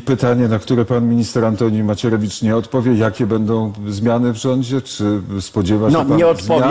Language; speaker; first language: Polish; native; Polish